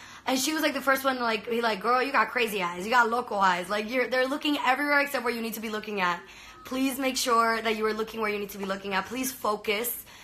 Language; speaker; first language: English; early bilingual, other home language; Spanish